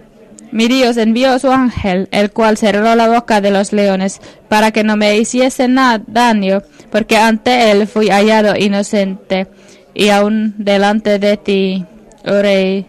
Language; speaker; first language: Spanish; non-native, fluent; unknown